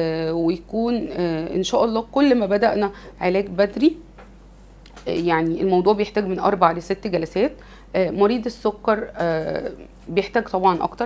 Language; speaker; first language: Arabic; native; Arabic